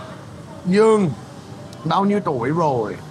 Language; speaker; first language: Vietnamese; non-native, fluent; English